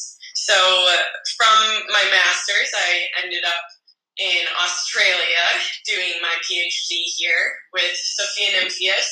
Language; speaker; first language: English; native; English